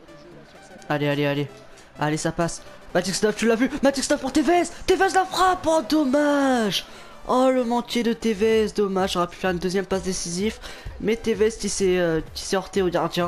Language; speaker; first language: French; native; French